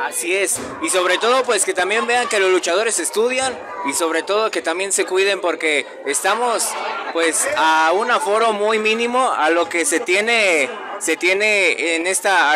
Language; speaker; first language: Spanish; native; Spanish